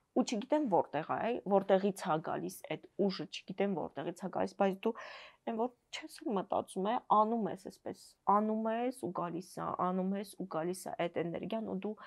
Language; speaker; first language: Armenian; native; Armenian